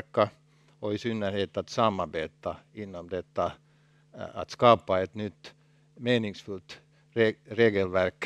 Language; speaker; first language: Swedish; non-native, local second language; Finnish